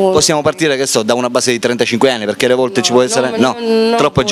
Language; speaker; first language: Italian; native; Italian